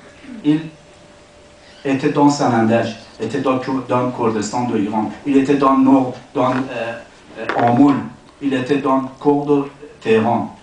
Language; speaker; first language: French; non-native, learner; Persian